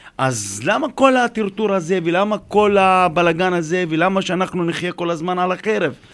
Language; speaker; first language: Hebrew; non-native, local second language; Arabic